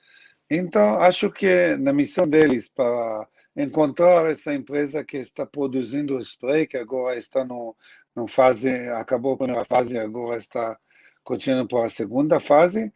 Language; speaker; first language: Portuguese; non-native, learner; Hebrew